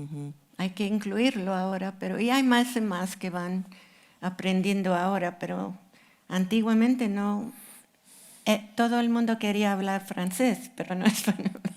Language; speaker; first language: Spanish; non-native, fluent; English